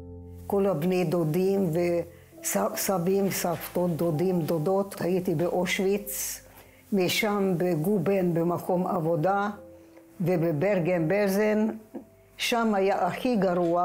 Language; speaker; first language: Hebrew; non-native, fluent; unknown